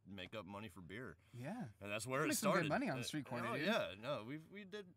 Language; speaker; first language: English; native; English